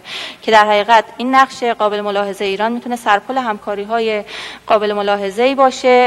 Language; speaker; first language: Persian; native; Persian